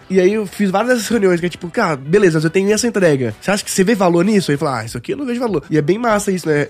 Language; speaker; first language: Portuguese; native; Portuguese